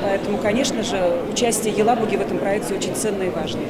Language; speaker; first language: Russian; native; Russian